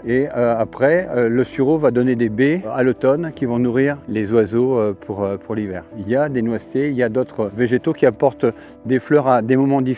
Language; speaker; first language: French; native; French